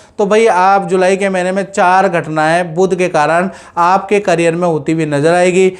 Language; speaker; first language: Hindi; non-native, local second language; Gujarati